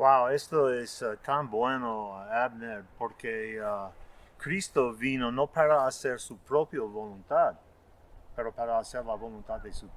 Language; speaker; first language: Spanish; non-native, fluent; English